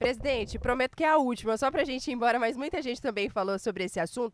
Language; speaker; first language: Portuguese; native; Portuguese